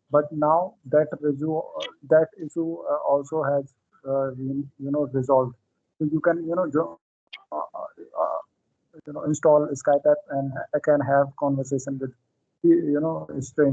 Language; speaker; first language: English; non-native, local second language; Hindi